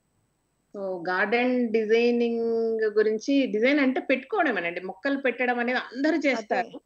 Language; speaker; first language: Telugu; native; Telugu